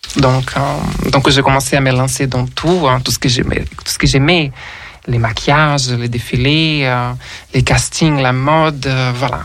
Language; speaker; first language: French; non-native, fluent; Portuguese